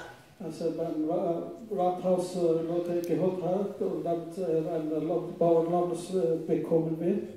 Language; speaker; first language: German; non-native, fluent; Arabic